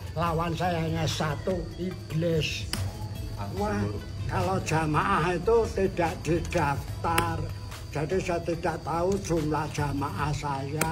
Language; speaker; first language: Indonesian; non-native, local second language; Javanese